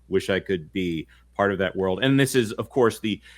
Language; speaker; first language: English; native; English